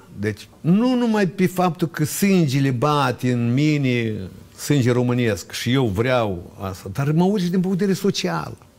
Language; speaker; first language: Romanian; native; Romanian